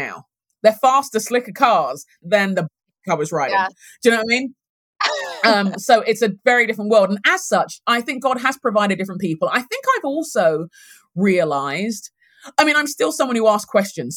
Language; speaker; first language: English; native; English